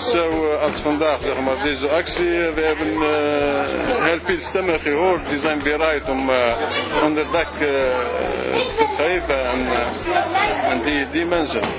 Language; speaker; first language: Dutch; non-native, fluent; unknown